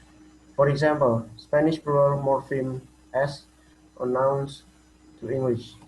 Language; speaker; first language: English; non-native, learner; Indonesian